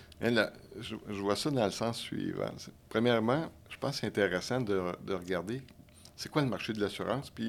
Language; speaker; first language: French; native; French